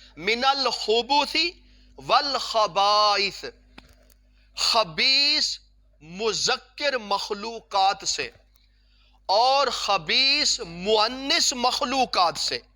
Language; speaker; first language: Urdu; non-native, local second language; Punjabi